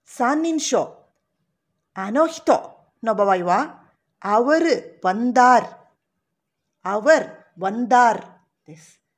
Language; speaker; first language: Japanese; non-native, fluent; Tamil